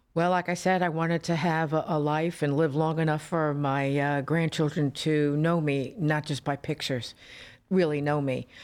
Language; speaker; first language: English; native; English